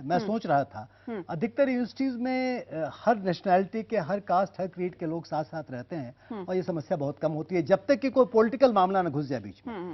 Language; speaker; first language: Hindi; native; Hindi